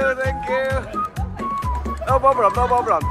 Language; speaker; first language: English; non-native, learner; Chinese